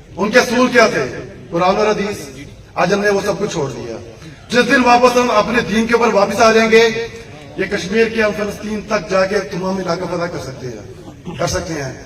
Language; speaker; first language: Urdu; early bilingual, heritage; Urdu